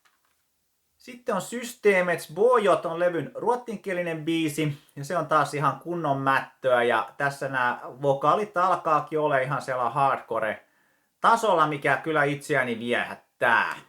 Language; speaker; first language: Finnish; native; Finnish